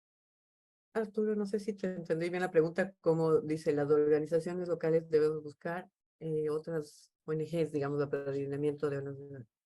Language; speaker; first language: Spanish; native; Spanish